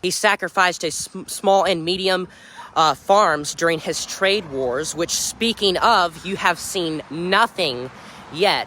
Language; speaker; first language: English; native; English